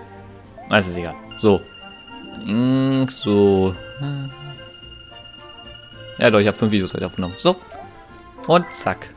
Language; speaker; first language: German; native; German